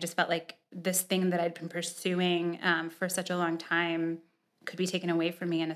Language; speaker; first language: English; native; English